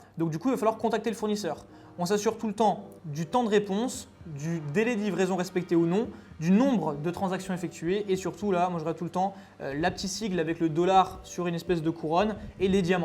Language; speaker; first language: French; native; French